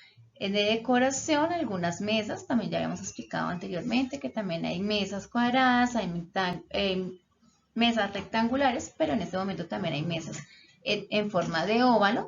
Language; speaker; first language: Spanish; native; Spanish